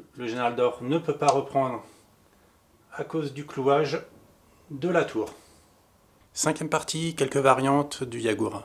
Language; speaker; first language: French; native; French